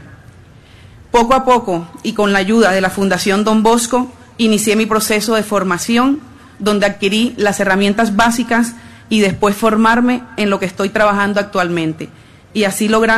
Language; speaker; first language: Spanish; native; Spanish